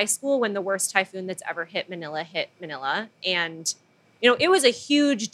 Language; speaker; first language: English; non-native, local second language; Filipino